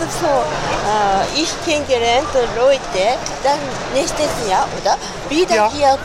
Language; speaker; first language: German; non-native, learner; Japanese